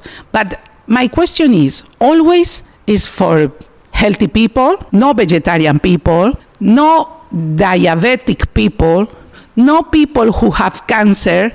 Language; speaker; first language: English; non-native, learner; Spanish